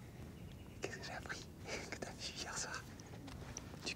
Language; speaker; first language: French; native; French